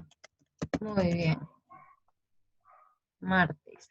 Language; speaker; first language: Spanish; native; Spanish